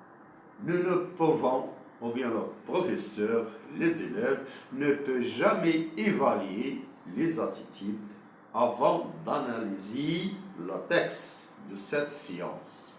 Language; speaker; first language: French; non-native, local second language; Arabic